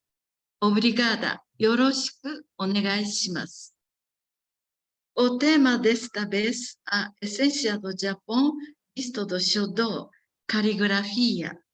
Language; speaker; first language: Portuguese; non-native, learner; Japanese